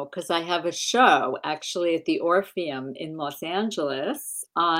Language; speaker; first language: English; native; English